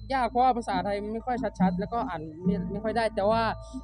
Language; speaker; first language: Thai; non-native, learner; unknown